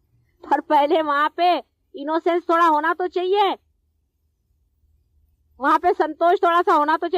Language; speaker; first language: Hindi; non-native, local second language; Marathi